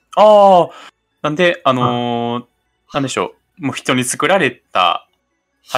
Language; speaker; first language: Japanese; native; Japanese